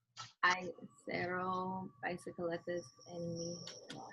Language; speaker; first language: Spanish; non-native, learner; English